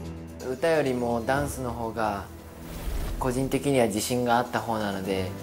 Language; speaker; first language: Japanese; native; Japanese